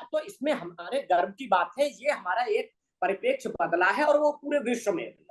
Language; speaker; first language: Hindi; native; Hindi